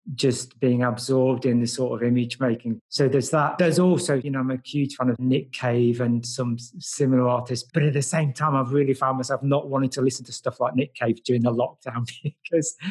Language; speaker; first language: English; native; English